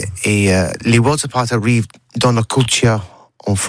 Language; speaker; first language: French; non-native, learner; English